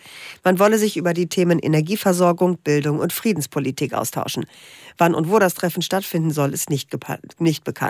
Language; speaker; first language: German; native; German